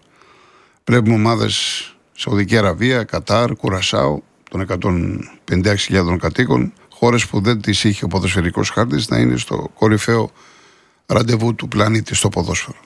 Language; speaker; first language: Greek; native; Greek